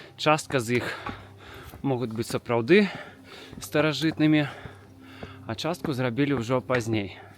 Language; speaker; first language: Belarusian; non-native, local second language; Russian